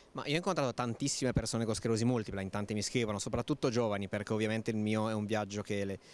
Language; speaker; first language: Italian; native; Italian